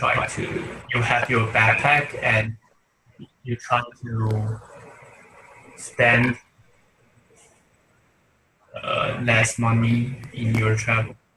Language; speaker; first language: English; non-native, learner; Chinese